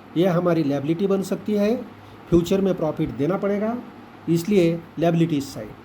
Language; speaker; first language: Hindi; non-native, local second language; Marathi